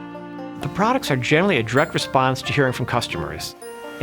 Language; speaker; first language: English; native; English